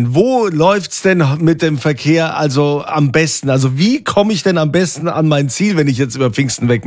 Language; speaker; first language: German; native; German